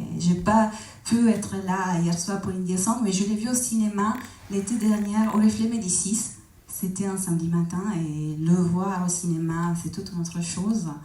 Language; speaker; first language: French; non-native, fluent; Italian